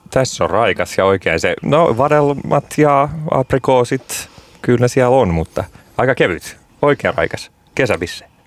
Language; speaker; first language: Finnish; native; Finnish